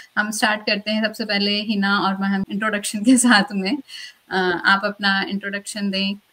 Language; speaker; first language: Hindi; native; Hindi